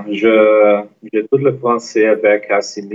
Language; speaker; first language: French; non-native, learner; Portuguese